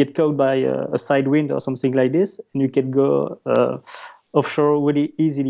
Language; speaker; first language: English; non-native, fluent; French